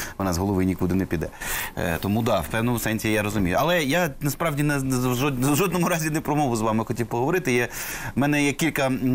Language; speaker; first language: Ukrainian; non-native, local second language; Russian